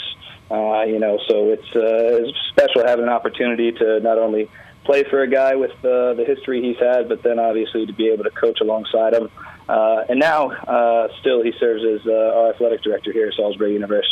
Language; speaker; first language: English; native; English